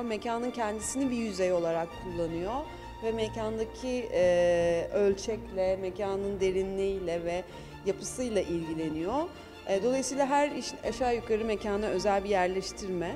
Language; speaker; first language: Turkish; native; Turkish